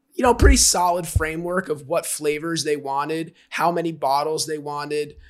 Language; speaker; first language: English; native; English